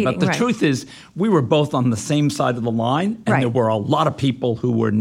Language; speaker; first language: English; native; English